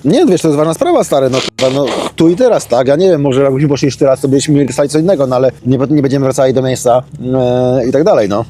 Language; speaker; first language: Polish; native; Polish